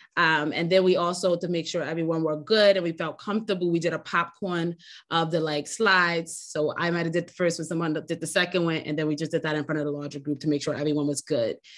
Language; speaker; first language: English; native; English